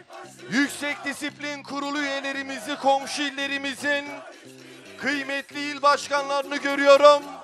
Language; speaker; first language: Turkish; native; Turkish